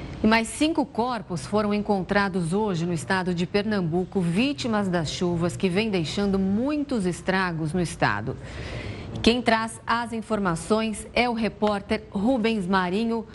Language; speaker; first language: Portuguese; native; Portuguese